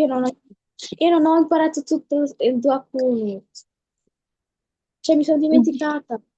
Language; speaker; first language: Italian; early bilingual, other home language; Bangla